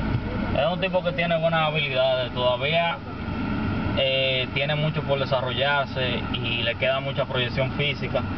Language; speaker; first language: Spanish; native; Spanish